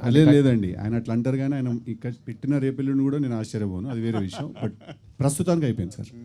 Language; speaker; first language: Telugu; native; Telugu